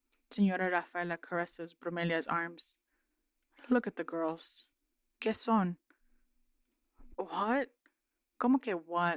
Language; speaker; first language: Spanish; early bilingual, heritage; Spanish